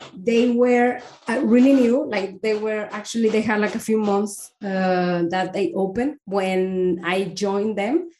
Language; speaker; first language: English; non-native, fluent; Spanish